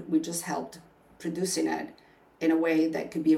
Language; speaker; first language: English; non-native, fluent; Albanian